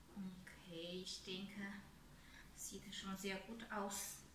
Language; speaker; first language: German; non-native, learner; Chinese